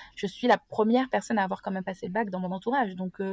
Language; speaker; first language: French; native; French